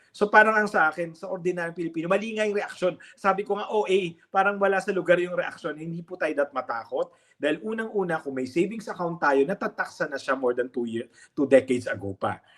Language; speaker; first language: Filipino; native; Filipino